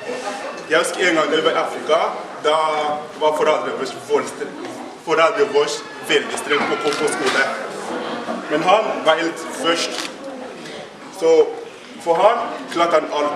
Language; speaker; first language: Norwegian; early bilingual, other home language; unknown